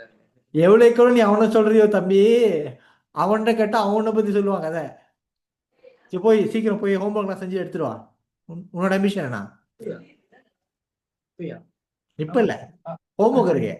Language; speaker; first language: Tamil; native; Tamil